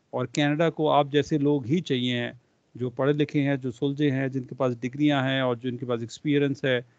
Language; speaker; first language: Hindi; non-native, local second language; Punjabi